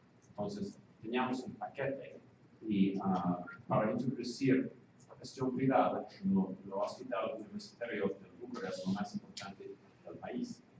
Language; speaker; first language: Spanish; non-native, fluent; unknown